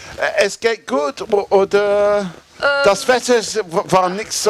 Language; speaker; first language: German; non-native, learner; English